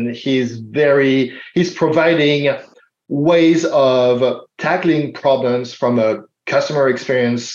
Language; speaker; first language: English; non-native, fluent; French